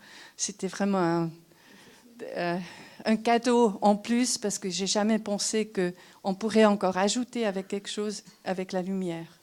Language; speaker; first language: French; non-native, local second language; German